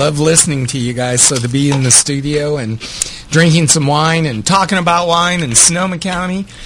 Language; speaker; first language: English; native; English